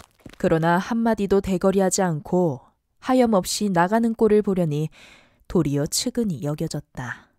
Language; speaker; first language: Korean; native; Korean